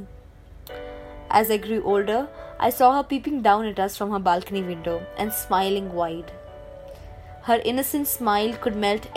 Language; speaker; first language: English; non-native, local second language; Hindi